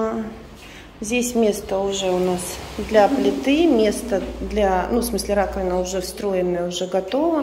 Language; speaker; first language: Russian; native; Russian